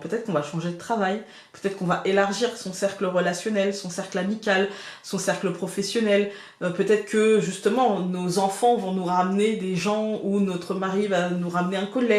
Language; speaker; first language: French; native; French